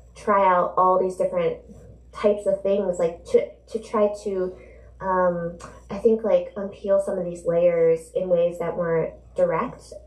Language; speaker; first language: English; native; English